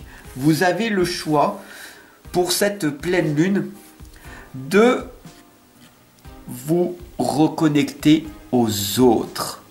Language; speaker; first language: French; native; French